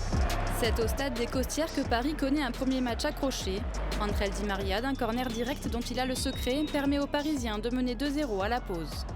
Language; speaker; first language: French; native; French